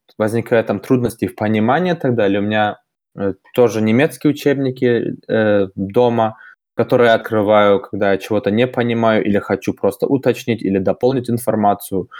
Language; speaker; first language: Russian; early bilingual, heritage; German